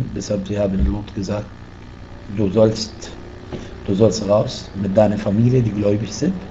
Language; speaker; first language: German; non-native, fluent; Arabic